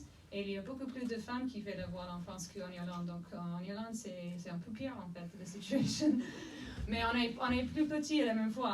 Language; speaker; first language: French; non-native, fluent; English